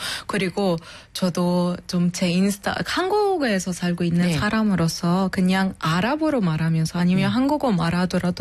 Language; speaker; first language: Korean; non-native, fluent; Arabic